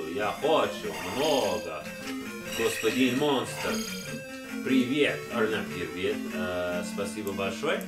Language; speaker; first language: Russian; non-native, learner; English